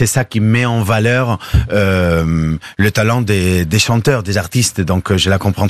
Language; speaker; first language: French; non-native, fluent; Spanish